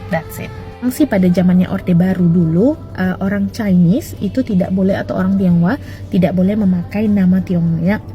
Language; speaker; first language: Indonesian; native; Indonesian